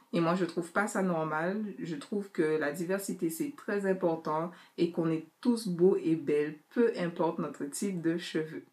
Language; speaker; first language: French; native; French